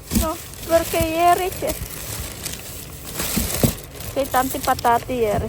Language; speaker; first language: Italian; non-native, learner; Filipino